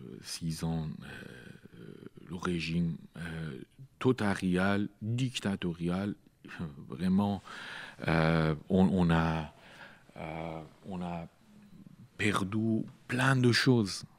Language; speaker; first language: French; non-native, learner; Persian